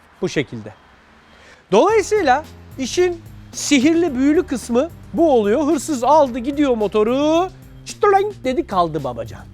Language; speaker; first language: Turkish; native; Turkish